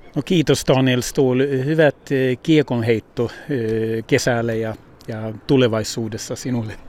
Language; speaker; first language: Finnish; early bilingual, heritage; Finnish